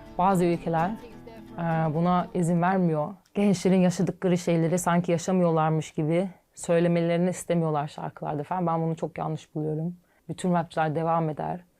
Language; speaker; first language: Turkish; early bilingual, heritage; Turkish